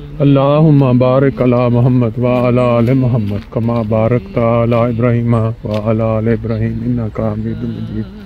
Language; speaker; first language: Urdu; non-native, local second language; Punjabi